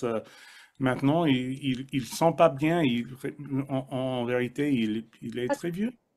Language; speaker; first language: French; non-native, fluent; English